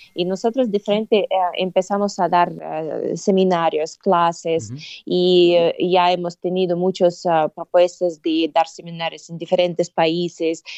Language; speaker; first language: Spanish; non-native, fluent; Russian